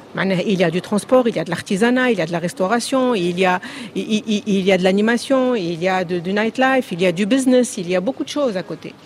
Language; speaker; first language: French; non-native, local second language; Arabic